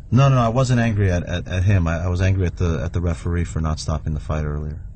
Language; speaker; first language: English; early bilingual, other home language; Russian